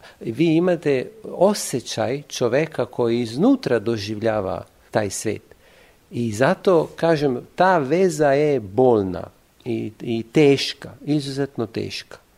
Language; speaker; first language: Serbian; non-native, fluent; Italian